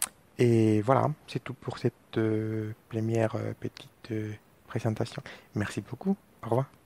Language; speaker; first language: French; non-native, fluent; Spanish